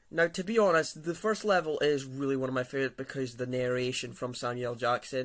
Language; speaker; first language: English; native; English